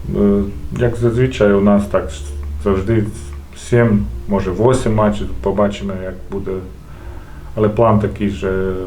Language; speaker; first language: Ukrainian; non-native, fluent; Croatian